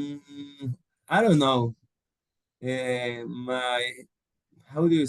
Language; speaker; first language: English; non-native, learner; Spanish